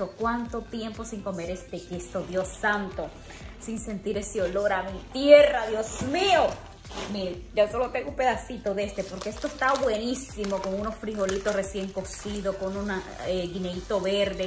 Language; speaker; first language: Spanish; native; Spanish